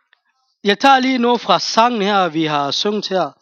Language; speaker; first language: Danish; non-native, fluent; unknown